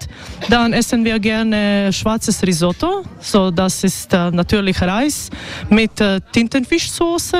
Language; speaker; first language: German; non-native, fluent; Croatian